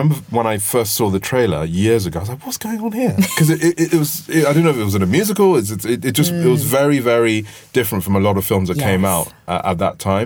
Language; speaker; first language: English; non-native, local second language; Yoruba